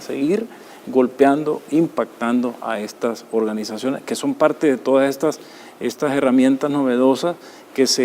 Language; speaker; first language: Spanish; native; Spanish